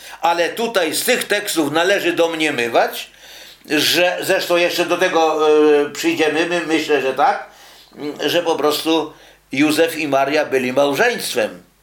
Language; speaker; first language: Polish; native; Polish